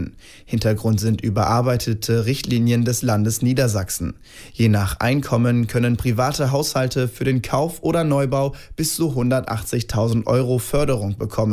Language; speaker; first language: German; native; German